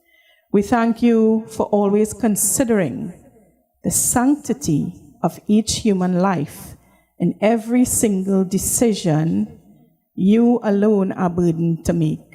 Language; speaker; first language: English; native; English